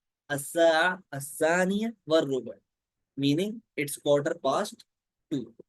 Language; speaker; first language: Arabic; non-native, learner; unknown